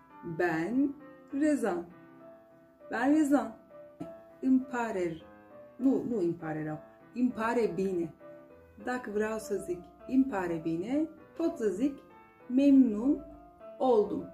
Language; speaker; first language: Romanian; non-native, fluent; Turkish